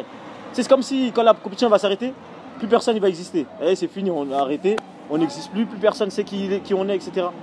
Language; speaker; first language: French; native; French